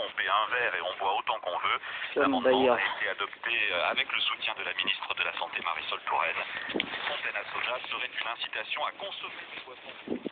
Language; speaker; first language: French; native; French